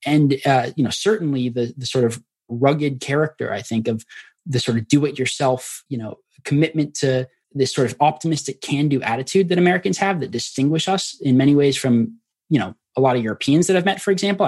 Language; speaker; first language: English; native; English